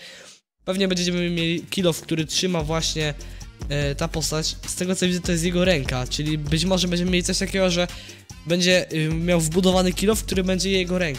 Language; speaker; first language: Polish; native; Polish